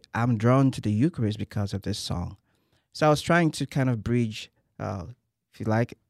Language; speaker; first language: English; non-native, local second language; Igbo